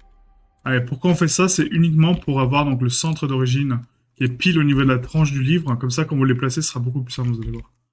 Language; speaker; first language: French; native; French